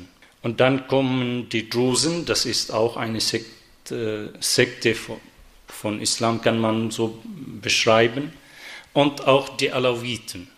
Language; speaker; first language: German; non-native, fluent; Arabic